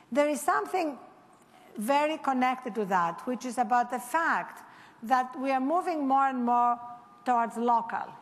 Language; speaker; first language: English; non-native, fluent; Greek